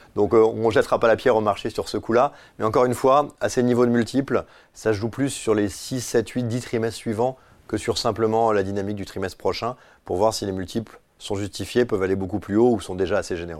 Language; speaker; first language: French; native; French